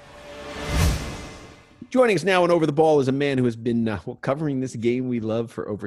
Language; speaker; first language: English; native; English